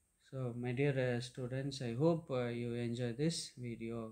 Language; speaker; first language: English; non-native, local second language; Tamil